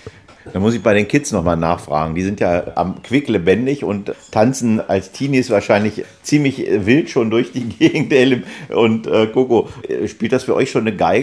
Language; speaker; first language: German; native; German